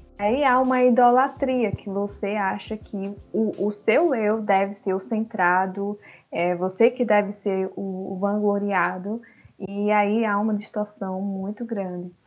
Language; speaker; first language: Portuguese; early bilingual, other home language; Upper Guinea Crioulo